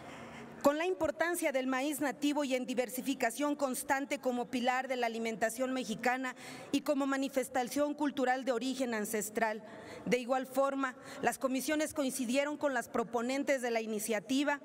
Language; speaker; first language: Spanish; native; Spanish